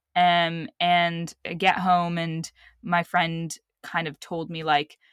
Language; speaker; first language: English; early bilingual, other home language; Arabic